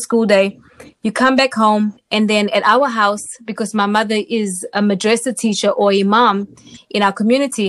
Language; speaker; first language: English; native; English